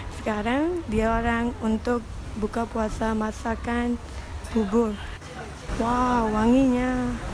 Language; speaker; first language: Malay; early bilingual, other home language; Rohingya